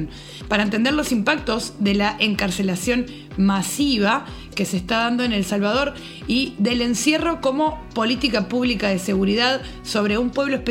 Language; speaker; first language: Spanish; native; Spanish